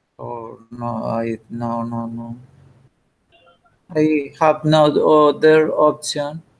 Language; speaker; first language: English; non-native, learner; Spanish